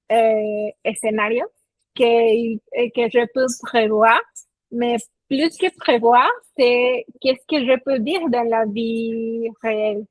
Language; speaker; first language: French; non-native, fluent; Spanish